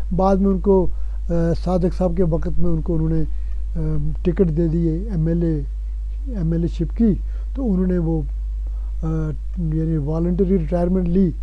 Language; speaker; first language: Urdu; non-native, local second language; Punjabi